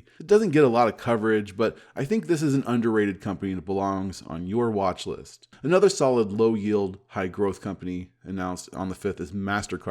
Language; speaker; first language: English; native; English